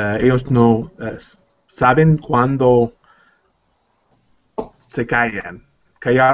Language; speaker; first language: Spanish; non-native, learner; English